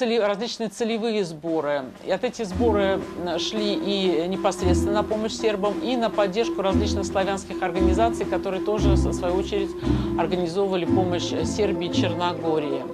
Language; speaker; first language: Russian; native; Russian